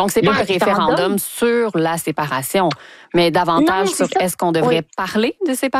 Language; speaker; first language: French; native; French